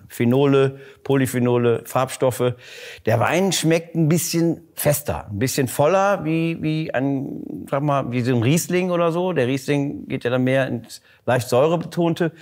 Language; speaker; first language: German; native; German